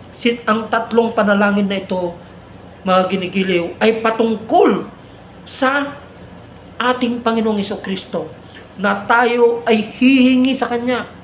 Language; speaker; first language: Filipino; native; Filipino